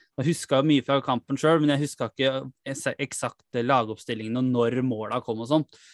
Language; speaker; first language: Norwegian; native; Norwegian